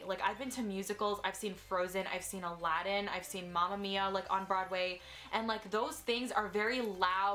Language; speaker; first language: English; native; English